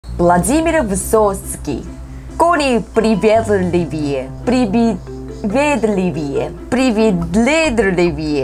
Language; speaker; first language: Russian; non-native, learner; Korean